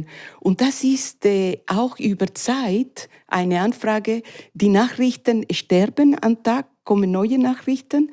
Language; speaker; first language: German; non-native, learner; Spanish